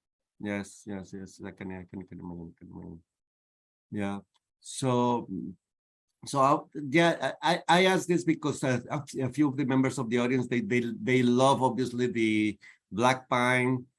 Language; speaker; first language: English; non-native, fluent; Spanish